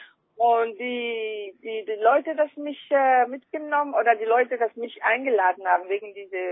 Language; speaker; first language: German; non-native, fluent; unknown